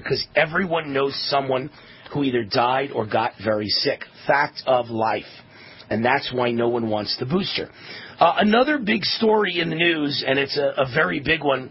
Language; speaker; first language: English; native; English